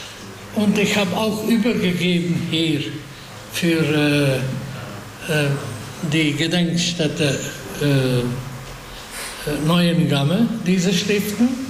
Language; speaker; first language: German; non-native, fluent; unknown